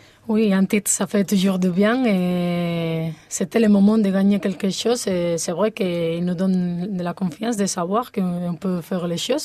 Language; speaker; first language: French; non-native, fluent; Spanish